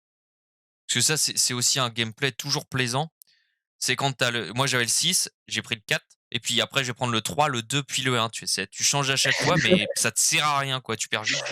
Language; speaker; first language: French; native; French